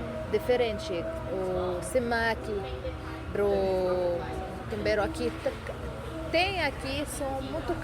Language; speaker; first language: Portuguese; non-native, learner; Arabic